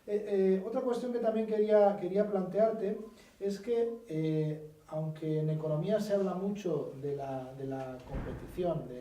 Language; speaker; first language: Spanish; native; Spanish